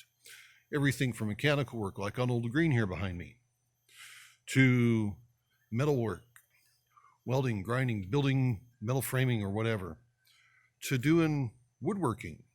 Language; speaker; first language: English; native; English